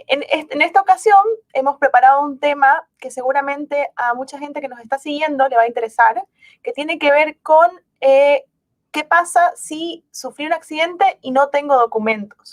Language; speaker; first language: Spanish; native; Spanish